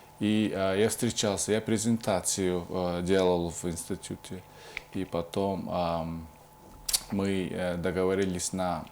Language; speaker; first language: Russian; non-native, fluent; Mongolian